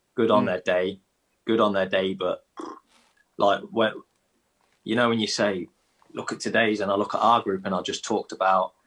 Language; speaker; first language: English; native; English